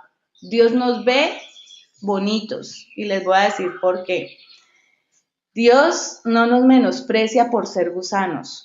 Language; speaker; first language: Spanish; native; Spanish